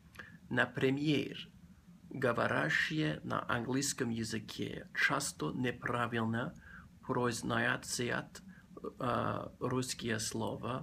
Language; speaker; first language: Russian; non-native, learner; English